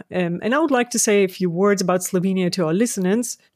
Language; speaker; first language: English; non-native, fluent; Ukrainian